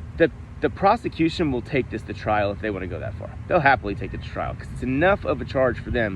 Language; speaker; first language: English; native; English